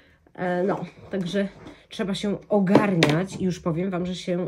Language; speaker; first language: Polish; native; Polish